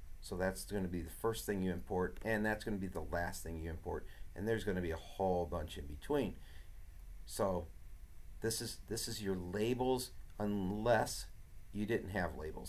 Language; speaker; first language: English; native; English